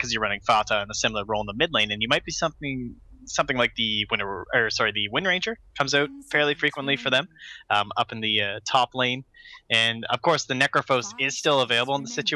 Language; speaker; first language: English; native; English